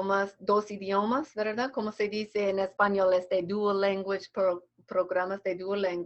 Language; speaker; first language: Spanish; non-native, fluent; English